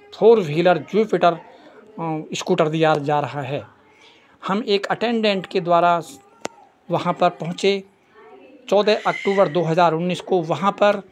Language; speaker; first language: Hindi; native; Hindi